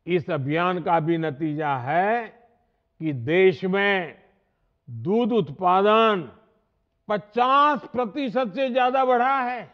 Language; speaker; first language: Hindi; non-native, local second language; Gujarati